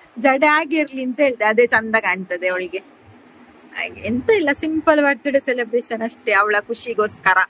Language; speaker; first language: Kannada; non-native, local second language; Tulu